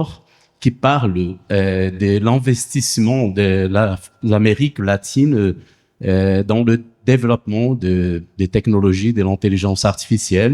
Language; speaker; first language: French; non-native, fluent; Portuguese